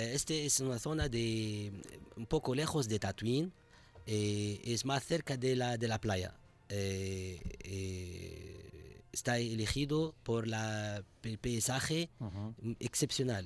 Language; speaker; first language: Spanish; non-native, fluent; Arabic